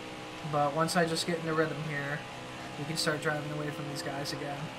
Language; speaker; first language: English; native; English